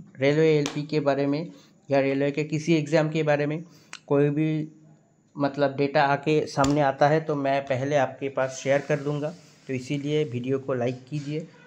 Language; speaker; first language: Hindi; non-native, local second language; Bangla